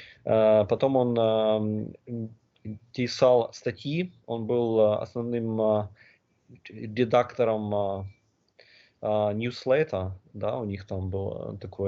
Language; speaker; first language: Russian; native; Russian